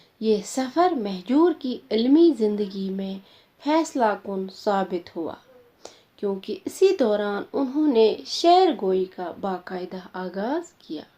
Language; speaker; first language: Urdu; non-native, local second language; Kashmiri